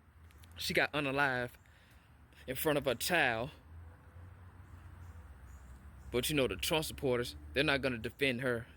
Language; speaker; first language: English; native; English